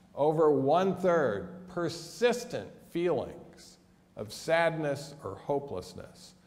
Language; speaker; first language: English; native; English